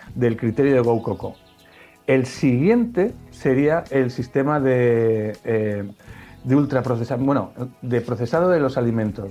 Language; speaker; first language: Spanish; native; Spanish